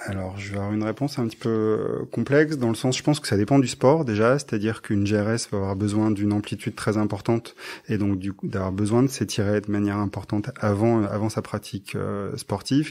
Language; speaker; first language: French; native; French